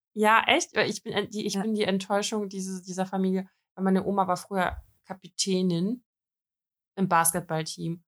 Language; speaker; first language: German; early bilingual, other home language; Russian